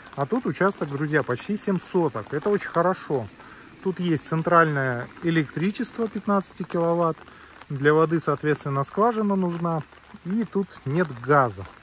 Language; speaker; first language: Russian; native; Russian